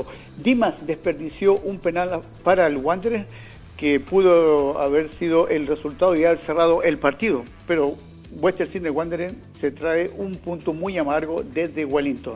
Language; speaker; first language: Spanish; native; Spanish